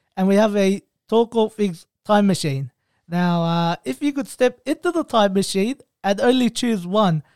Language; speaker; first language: English; early bilingual, other home language; Arabic